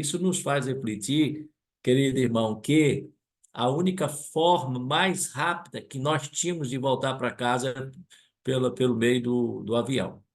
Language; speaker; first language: Portuguese; non-native, local second language; German